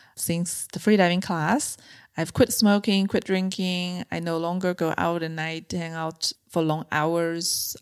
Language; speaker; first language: English; non-native, fluent; Chinese